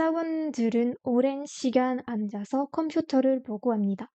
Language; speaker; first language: Korean; non-native, learner; French